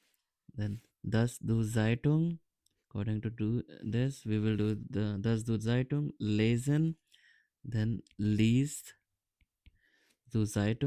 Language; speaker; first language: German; non-native, fluent; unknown